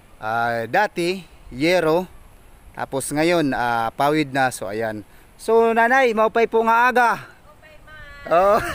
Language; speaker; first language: Filipino; non-native, local second language; Waray